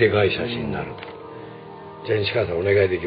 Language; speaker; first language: Japanese; native; Japanese